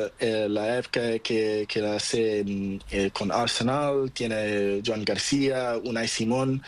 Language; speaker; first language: Spanish; non-native, learner; Portuguese